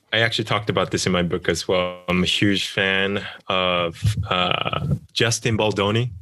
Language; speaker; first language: English; non-native, fluent; Japanese